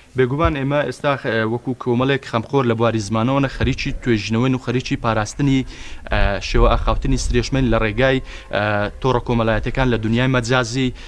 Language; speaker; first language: Central Kurdish; native; Central Kurdish